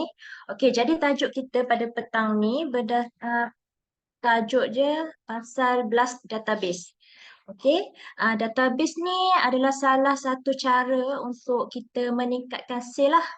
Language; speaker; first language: Malay; native; Malay